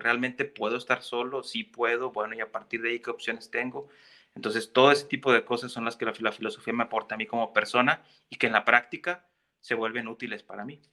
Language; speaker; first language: Spanish; native; Spanish